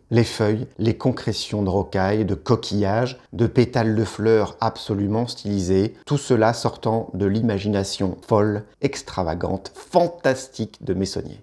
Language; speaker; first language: French; native; French